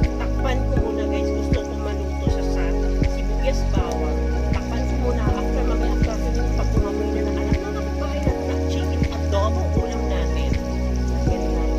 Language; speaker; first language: Filipino; non-native, local second language; Kinaray-a